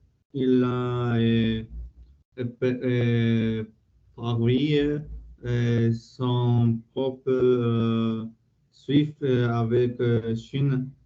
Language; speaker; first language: French; non-native, learner; Spanish